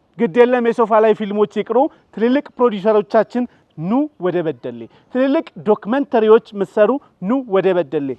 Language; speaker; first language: Amharic; non-native, local second language; Oromo